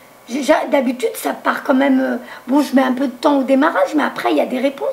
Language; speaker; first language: French; native; French